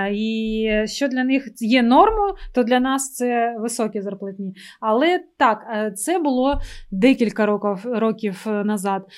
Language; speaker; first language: Ukrainian; non-native, local second language; Russian